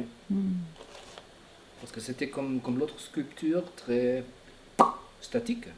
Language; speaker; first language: French; non-native, fluent; German